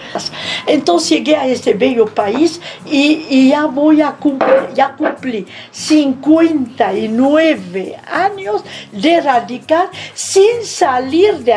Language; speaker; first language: Spanish; non-native, fluent; Arabic